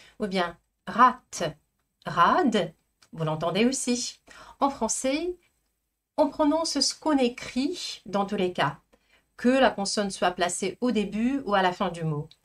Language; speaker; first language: French; non-native, fluent; Russian